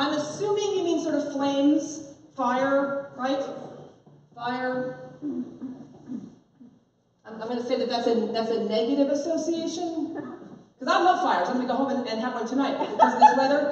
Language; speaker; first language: English; native; English